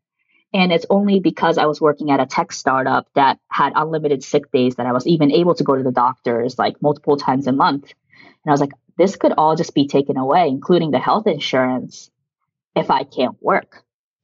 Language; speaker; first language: English; early bilingual, other home language; Japanese